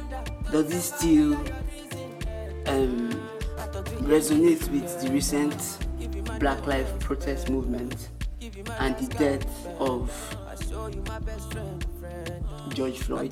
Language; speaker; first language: English; non-native, local second language; Yoruba